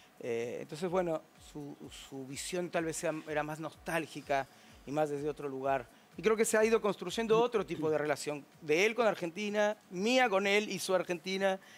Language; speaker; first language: Spanish; native; Spanish